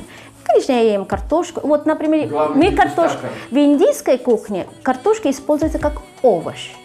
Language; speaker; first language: Russian; non-native, fluent; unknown